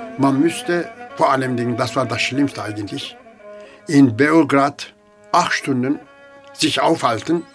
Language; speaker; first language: German; non-native, fluent; Turkish